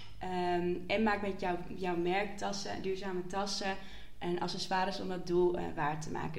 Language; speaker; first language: Dutch; native; Dutch